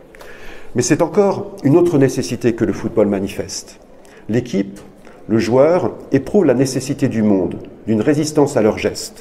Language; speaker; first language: French; native; French